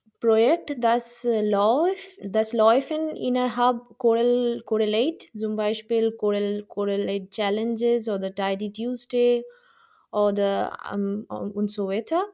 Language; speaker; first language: German; non-native, learner; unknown